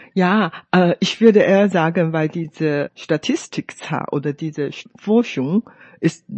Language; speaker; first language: German; non-native, fluent; Chinese